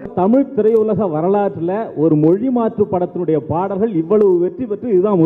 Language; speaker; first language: Tamil; native; Tamil